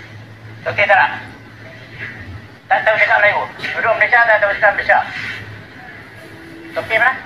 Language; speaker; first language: Malay; native; Malay